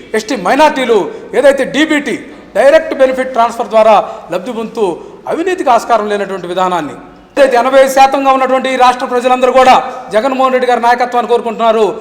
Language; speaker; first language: Telugu; native; Telugu